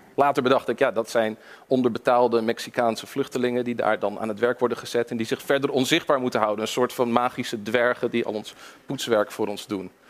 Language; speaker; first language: Dutch; early bilingual, other home language; English